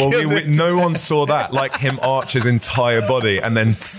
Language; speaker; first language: English; native; English